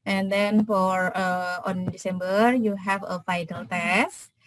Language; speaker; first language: English; non-native, fluent; Indonesian